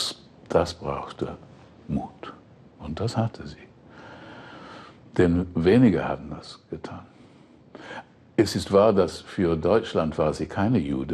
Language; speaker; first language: German; non-native, fluent; English